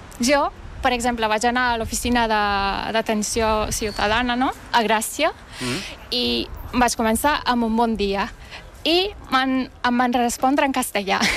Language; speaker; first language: Catalan; non-native, fluent; Turkish